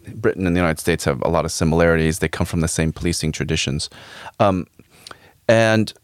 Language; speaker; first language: English; native; English